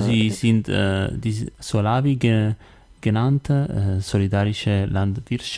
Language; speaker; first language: German; non-native, learner; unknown